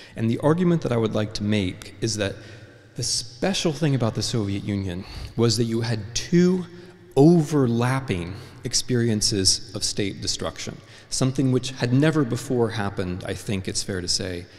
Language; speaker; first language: English; native; English